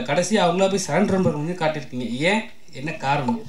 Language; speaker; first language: Tamil; native; Tamil